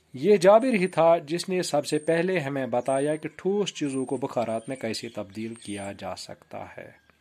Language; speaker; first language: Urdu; non-native, local second language; Kashmiri